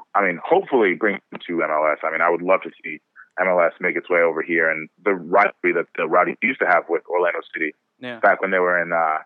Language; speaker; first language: English; native; English